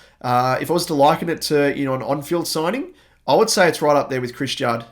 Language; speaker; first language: English; native; English